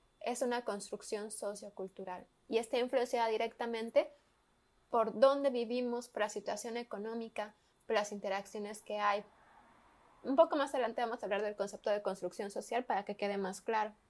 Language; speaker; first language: Spanish; native; Spanish